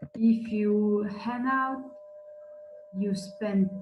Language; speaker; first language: English; non-native, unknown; Kazakh